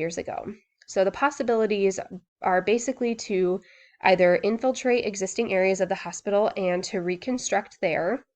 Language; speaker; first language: English; native; English